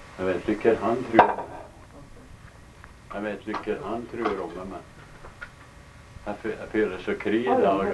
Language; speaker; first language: Norwegian; early bilingual, heritage; Norwegian